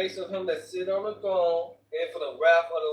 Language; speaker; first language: English; native; English